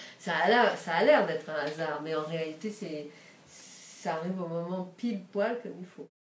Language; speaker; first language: French; early bilingual, other home language; Romanian